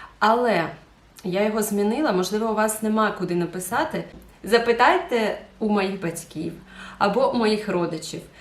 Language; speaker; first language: Ukrainian; non-native, local second language; Russian